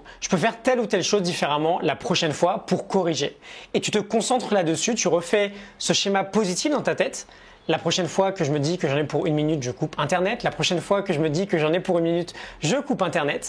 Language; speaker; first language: French; native; French